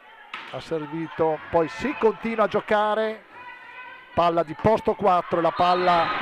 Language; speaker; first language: Italian; native; Italian